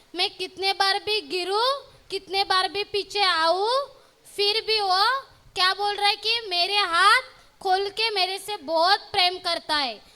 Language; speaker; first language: Hindi; non-native, local second language; Marathi